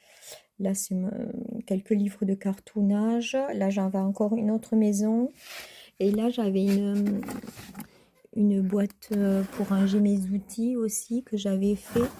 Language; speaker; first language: French; native; French